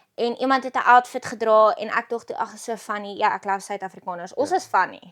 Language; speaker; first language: Afrikaans; native; Afrikaans